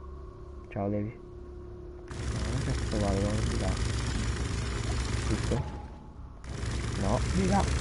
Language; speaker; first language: Italian; native; Italian